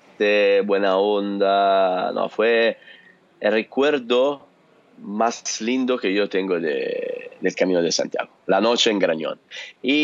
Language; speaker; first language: Spanish; non-native, learner; Italian